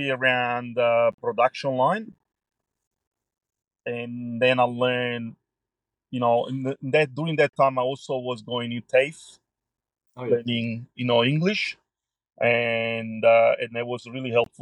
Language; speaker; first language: English; non-native, fluent; Italian